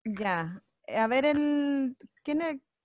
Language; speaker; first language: Spanish; native; Spanish